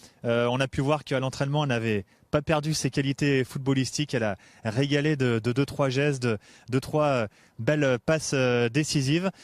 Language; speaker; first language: French; native; French